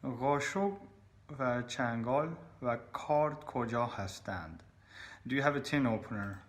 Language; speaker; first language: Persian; non-native, learner; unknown